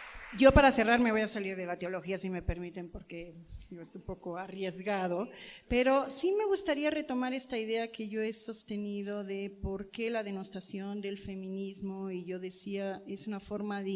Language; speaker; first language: Spanish; native; Spanish